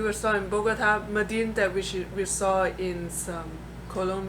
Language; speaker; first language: English; non-native, fluent; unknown